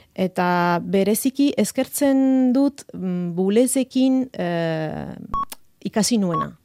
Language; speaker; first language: Basque; non-native, fluent; Italian